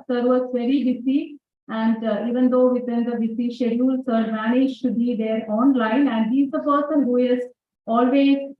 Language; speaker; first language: English; non-native, local second language; Malayalam